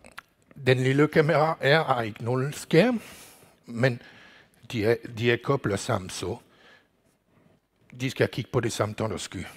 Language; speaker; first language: Danish; non-native, learner; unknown